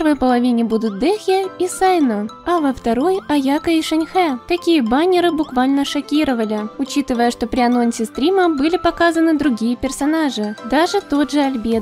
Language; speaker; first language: Russian; native; Russian